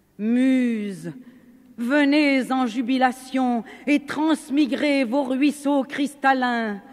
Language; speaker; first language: French; native; French